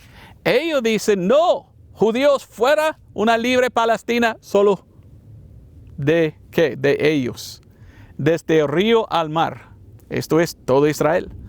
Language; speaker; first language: Spanish; non-native, learner; English